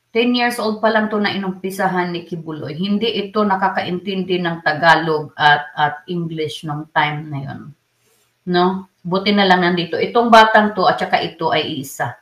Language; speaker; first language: Filipino; non-native, local second language; Cebuano